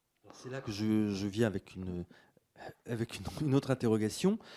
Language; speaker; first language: French; native; French